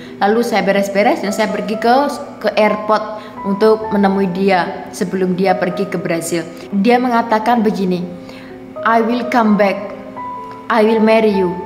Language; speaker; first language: Indonesian; native; Indonesian